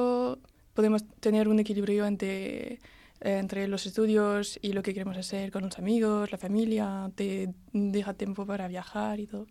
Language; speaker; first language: Spanish; early bilingual, heritage; French